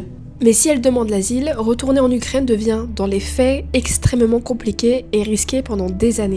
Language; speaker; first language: French; native; French